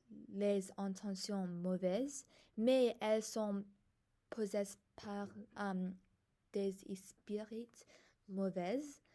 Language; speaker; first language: French; non-native, learner; English